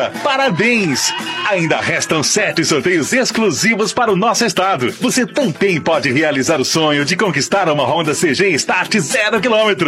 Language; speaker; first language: Portuguese; native; Portuguese